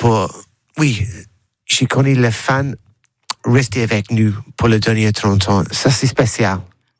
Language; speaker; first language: French; non-native, learner; English